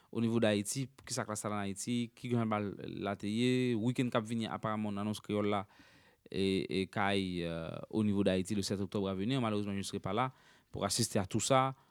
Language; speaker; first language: French; non-native, local second language; Haitian Creole